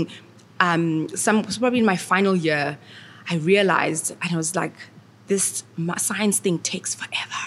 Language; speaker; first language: English; non-native, local second language; Shona